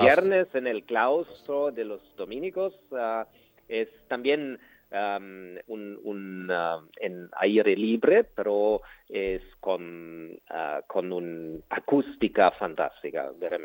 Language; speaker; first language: Spanish; non-native, learner; German